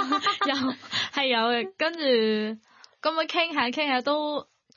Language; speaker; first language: Cantonese; non-native, learner; Thai